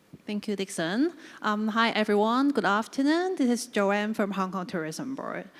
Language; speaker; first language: English; non-native, local second language; Cantonese